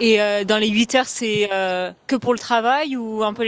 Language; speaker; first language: French; native; French